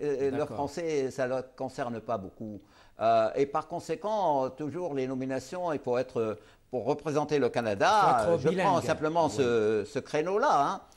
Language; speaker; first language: French; non-native, local second language; Arabic